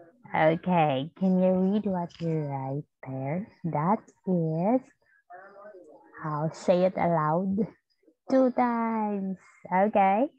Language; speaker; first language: English; non-native, fluent; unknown